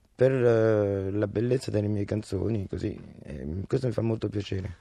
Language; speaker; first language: Italian; early bilingual, other home language; French